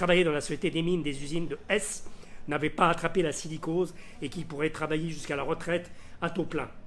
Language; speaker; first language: French; native; French